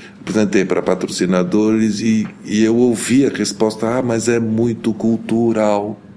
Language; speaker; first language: Portuguese; early bilingual, heritage; Portuguese